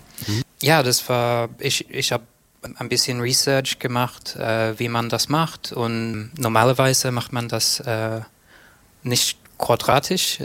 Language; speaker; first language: German; non-native, learner; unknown